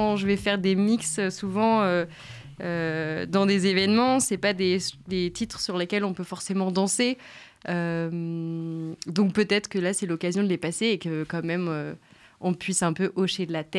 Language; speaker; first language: French; native; French